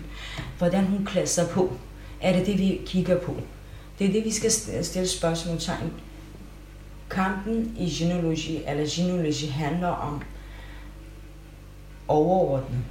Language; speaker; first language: Danish; non-native, fluent; Kurdish